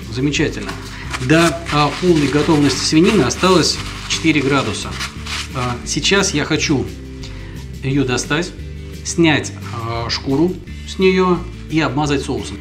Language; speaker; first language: Russian; native; Russian